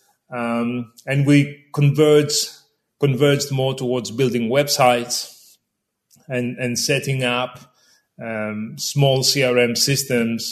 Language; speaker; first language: English; non-native, fluent; Greek